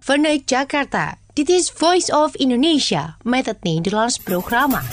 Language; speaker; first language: Dutch; non-native, fluent; Indonesian